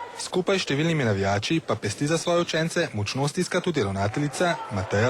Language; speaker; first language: Slovenian; native; Slovenian